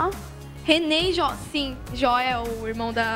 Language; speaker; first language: Portuguese; native; Portuguese